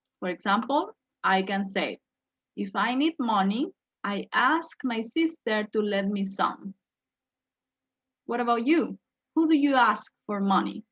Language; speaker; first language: English; non-native, fluent; Spanish